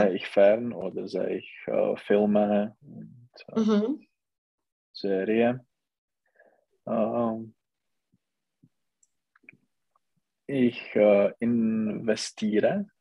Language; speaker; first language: German; non-native, learner; Czech